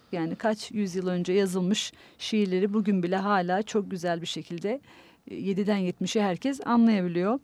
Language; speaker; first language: Turkish; native; Turkish